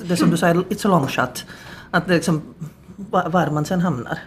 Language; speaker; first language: Swedish; native; Swedish